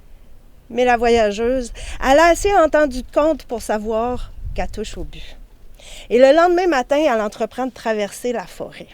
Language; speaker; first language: French; native; French